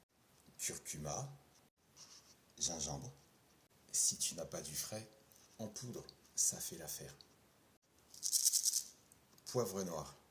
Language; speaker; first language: French; native; French